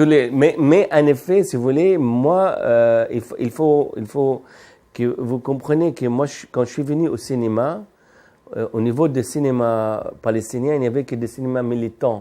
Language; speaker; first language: French; non-native, fluent; Arabic